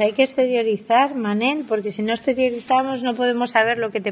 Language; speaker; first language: Spanish; native; Spanish